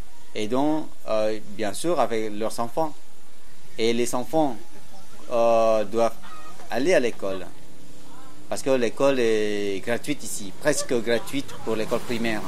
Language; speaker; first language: French; non-native, learner; Indonesian